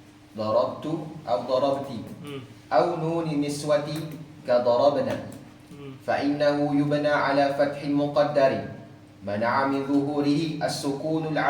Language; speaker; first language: Arabic; non-native, learner; Malay